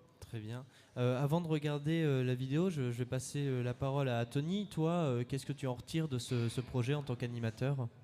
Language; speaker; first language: French; native; French